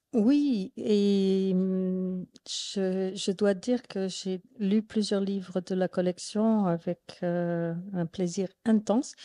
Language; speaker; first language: French; non-native, fluent; English